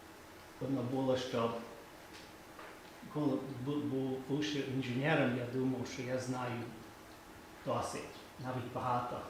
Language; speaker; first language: Ukrainian; early bilingual, heritage; Ukrainian